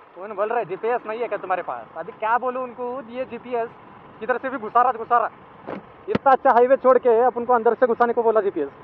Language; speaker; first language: Hindi; non-native, local second language; Marathi